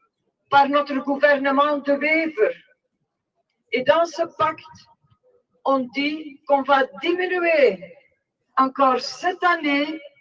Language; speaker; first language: French; non-native, local second language; Dutch